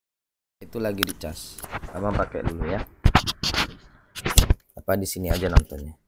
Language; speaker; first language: Indonesian; native; Indonesian